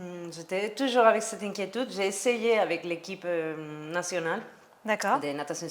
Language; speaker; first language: French; non-native, learner; Spanish